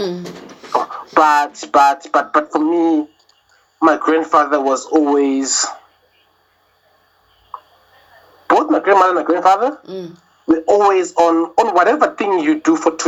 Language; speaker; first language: English; non-native, local second language; Zulu